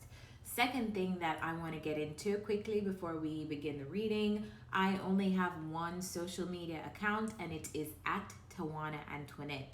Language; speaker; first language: English; native; English